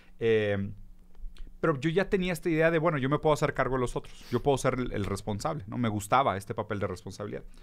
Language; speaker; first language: Spanish; early bilingual, other home language; Portuguese